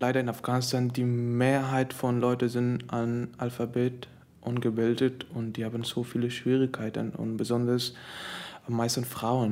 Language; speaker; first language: German; non-native, learner; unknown